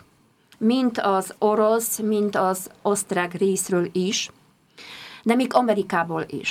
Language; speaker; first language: Hungarian; non-native, fluent; Polish